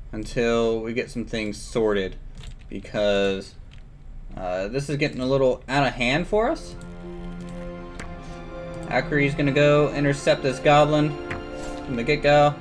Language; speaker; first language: English; native; English